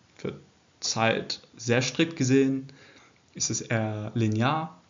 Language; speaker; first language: German; early bilingual, heritage; English